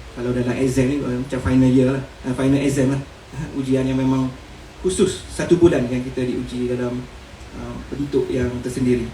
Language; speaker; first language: Malay; native; Malay